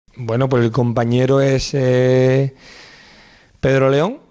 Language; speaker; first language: Spanish; native; Spanish